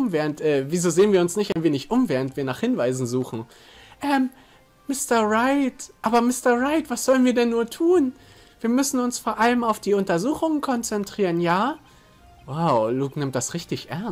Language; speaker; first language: German; native; German